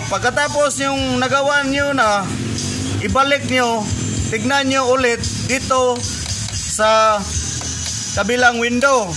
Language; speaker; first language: Filipino; non-native, local second language; Cebuano